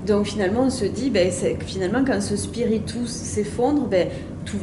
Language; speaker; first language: French; native; French